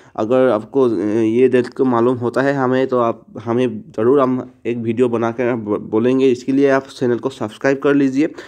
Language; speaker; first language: Hindi; non-native, local second language; Assamese